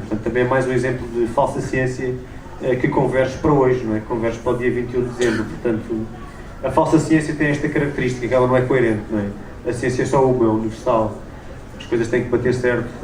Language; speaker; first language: Portuguese; native; Portuguese